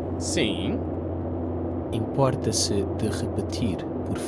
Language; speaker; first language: Portuguese; non-native, learner; English